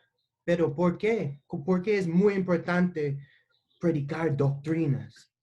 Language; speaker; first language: Spanish; non-native, learner; English